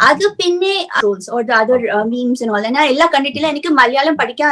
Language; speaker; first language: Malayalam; non-native, learner; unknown